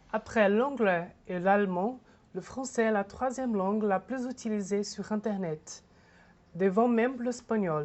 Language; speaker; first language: French; non-native, fluent; Portuguese